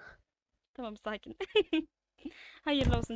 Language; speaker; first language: Turkish; native; Turkish